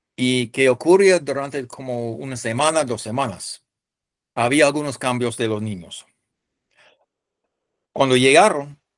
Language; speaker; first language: Spanish; non-native, fluent; English